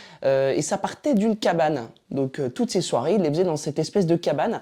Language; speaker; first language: French; native; French